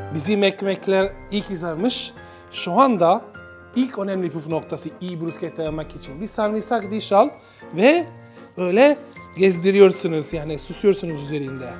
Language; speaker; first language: Turkish; non-native, learner; Italian